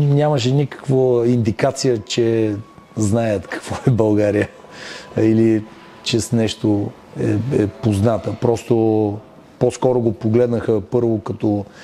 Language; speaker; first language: Bulgarian; native; Bulgarian